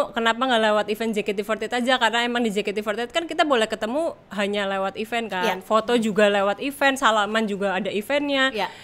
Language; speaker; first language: Indonesian; native; Indonesian